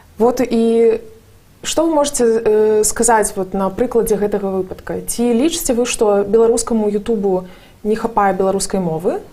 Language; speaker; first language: Belarusian; non-native, local second language; Russian